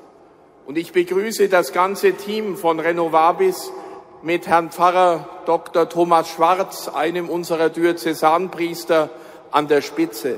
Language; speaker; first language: German; native; German